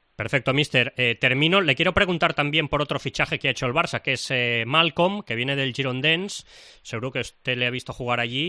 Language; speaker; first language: Spanish; native; Spanish